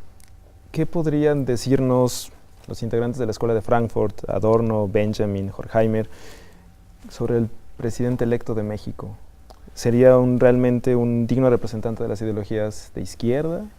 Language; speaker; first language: Spanish; native; Spanish